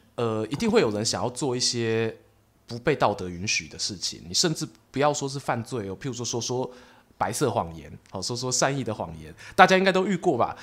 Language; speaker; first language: Chinese; native; Chinese